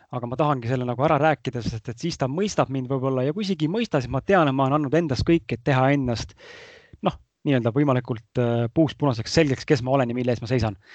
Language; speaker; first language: Estonian; native; Estonian